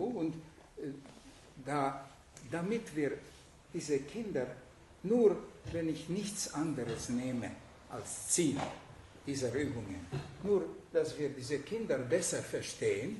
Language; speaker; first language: German; non-native, fluent; Hungarian